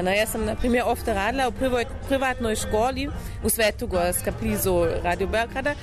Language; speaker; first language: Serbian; non-native, learner; German